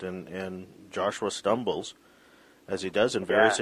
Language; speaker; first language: English; native; English